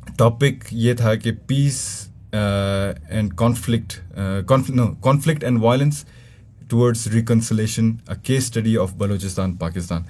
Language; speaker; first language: Urdu; non-native, local second language; Brahui